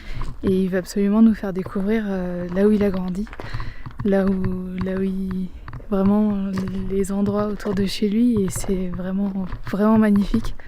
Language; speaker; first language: French; native; French